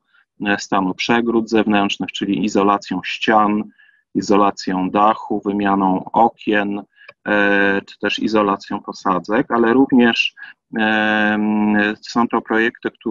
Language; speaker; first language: Polish; native; Polish